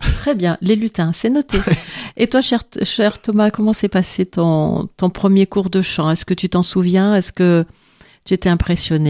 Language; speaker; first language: French; native; French